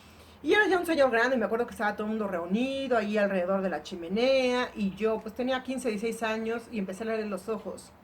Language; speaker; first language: Spanish; native; Spanish